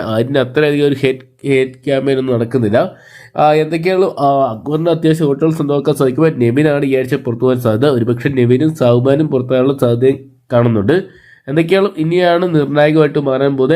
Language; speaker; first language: Malayalam; native; Malayalam